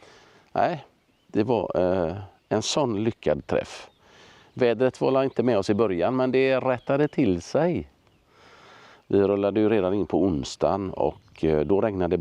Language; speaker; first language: Swedish; native; Swedish